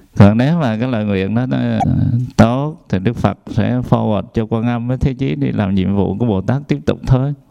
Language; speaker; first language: Vietnamese; native; Vietnamese